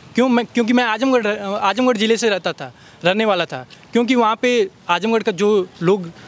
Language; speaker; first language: Hindi; native; Hindi